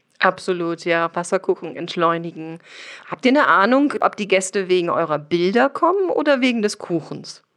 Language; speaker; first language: German; native; German